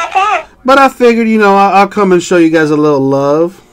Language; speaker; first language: English; native; English